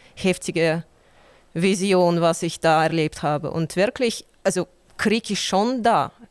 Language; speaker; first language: German; non-native, fluent; Ukrainian